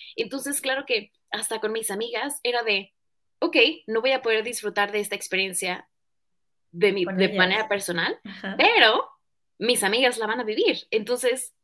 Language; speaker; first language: Spanish; native; Spanish